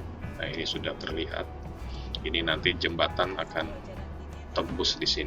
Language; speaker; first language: Indonesian; native; Indonesian